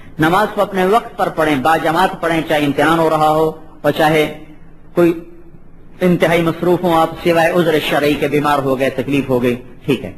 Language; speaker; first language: Urdu; non-native, local second language; Punjabi